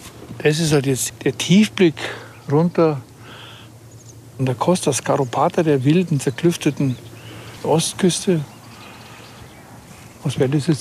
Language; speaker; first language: German; native; German